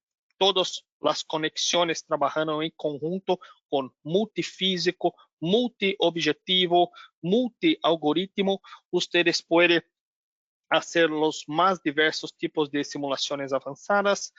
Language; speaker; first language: Spanish; non-native, learner; Portuguese